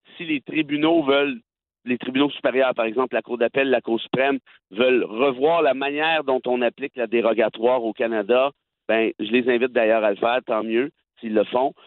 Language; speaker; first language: French; native; French